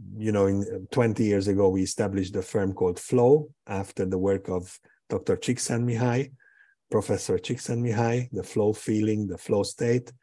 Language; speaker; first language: English; non-native, fluent; Hungarian